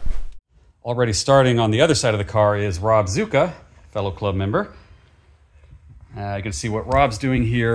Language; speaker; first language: English; native; English